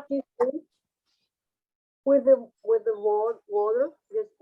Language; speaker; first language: English; non-native, fluent; Spanish